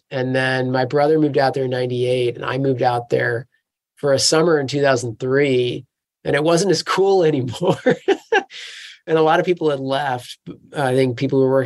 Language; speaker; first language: English; native; English